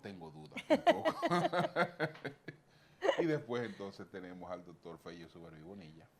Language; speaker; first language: Spanish; native; Spanish